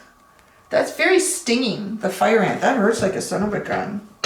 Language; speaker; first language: English; native; English